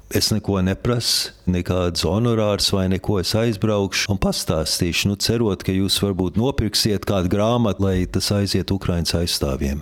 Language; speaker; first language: Latvian; early bilingual, heritage; Latvian